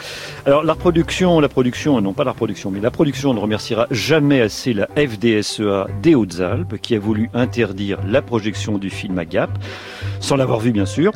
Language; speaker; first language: French; native; French